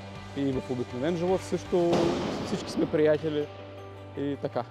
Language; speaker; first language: Bulgarian; early bilingual, other home language; Russian